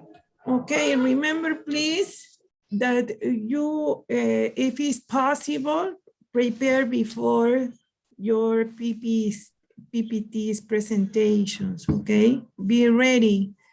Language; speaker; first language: English; non-native, learner; Spanish